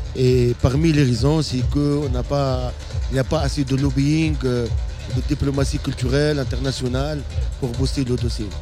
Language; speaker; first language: French; non-native, local second language; Arabic